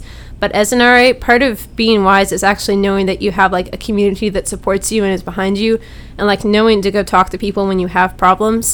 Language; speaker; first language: English; native; English